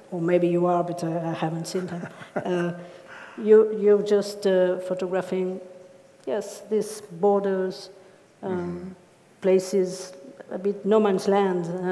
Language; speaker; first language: English; non-native, fluent; Spanish